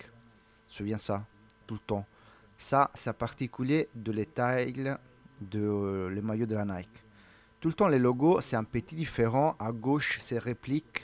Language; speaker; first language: French; non-native, learner; Italian